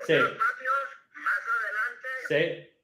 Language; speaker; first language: Spanish; native; Spanish